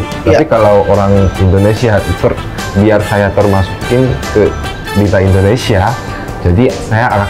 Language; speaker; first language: Indonesian; non-native, fluent; Korean